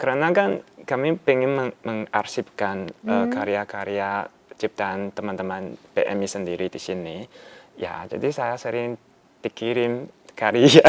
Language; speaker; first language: Indonesian; non-native, fluent; Chinese